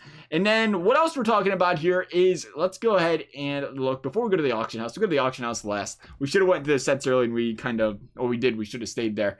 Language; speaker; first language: English; native; English